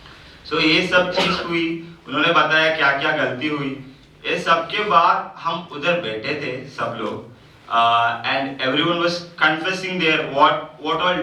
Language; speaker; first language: Hindi; non-native, local second language; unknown